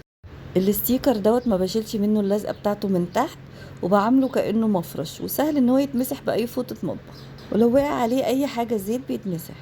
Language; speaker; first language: Arabic; native; Arabic